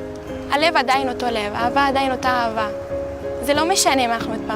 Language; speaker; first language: Hebrew; non-native, local second language; Arabic